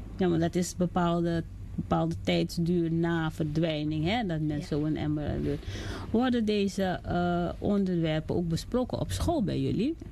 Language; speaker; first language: Dutch; native; Dutch